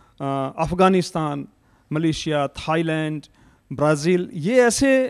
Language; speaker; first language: Hindi; native; Hindi